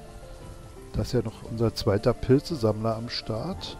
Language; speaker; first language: German; native; German